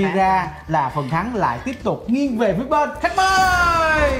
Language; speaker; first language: Vietnamese; native; Vietnamese